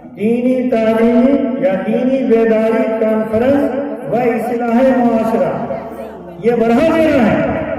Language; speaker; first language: Urdu; native; Urdu